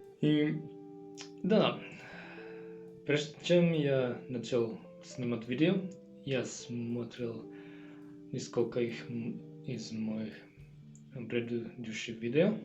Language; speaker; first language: Russian; non-native, learner; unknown